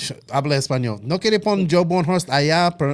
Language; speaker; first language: Spanish; non-native, local second language; English